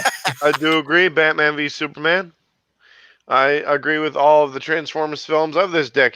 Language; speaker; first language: English; native; English